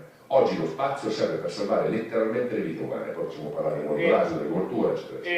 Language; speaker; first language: Italian; native; Italian